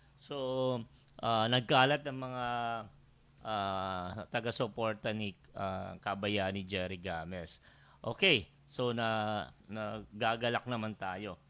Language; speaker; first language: Filipino; native; Filipino